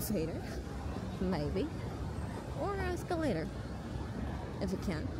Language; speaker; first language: English; non-native, learner; Korean